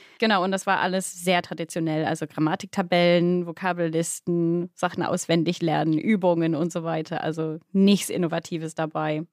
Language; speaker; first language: German; non-native, fluent; English